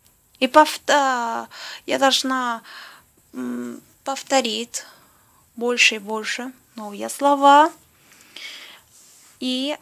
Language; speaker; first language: Russian; non-native, learner; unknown